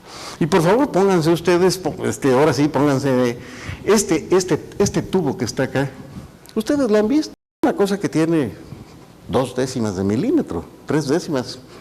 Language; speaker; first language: Spanish; native; Spanish